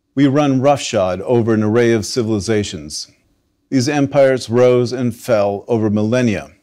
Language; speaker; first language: English; native; English